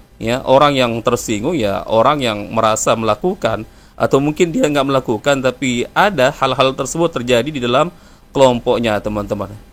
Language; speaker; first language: Indonesian; native; Indonesian